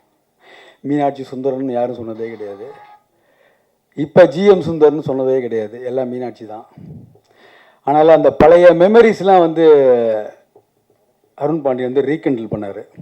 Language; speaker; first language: Tamil; native; Tamil